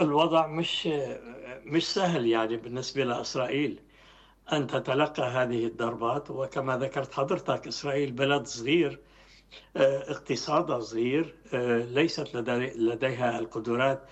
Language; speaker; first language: Arabic; native; Arabic